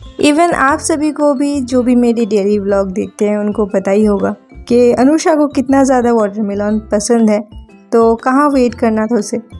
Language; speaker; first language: Hindi; native; Hindi